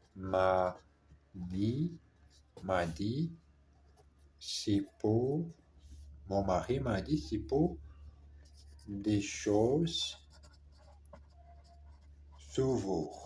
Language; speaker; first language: French; non-native, learner; Portuguese